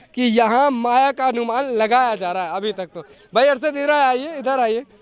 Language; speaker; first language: Hindi; native; Hindi